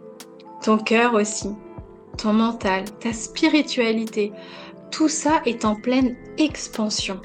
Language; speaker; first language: French; native; French